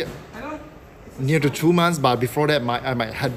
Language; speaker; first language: English; non-native, local second language; Chinese